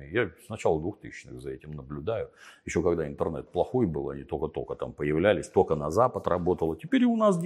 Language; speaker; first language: Russian; native; Russian